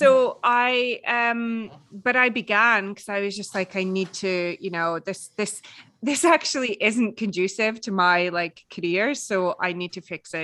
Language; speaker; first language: English; native; English